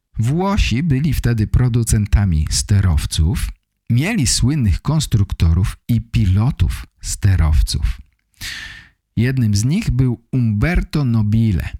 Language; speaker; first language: Polish; native; Polish